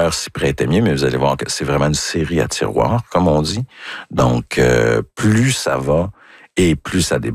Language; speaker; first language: French; native; French